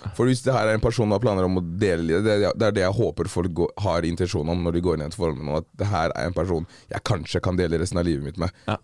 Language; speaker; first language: Norwegian; early bilingual, other home language; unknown